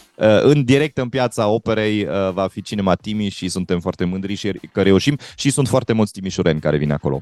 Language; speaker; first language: Romanian; non-native, fluent; German